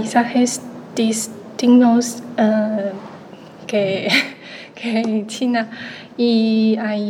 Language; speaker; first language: Spanish; non-native, learner; Chinese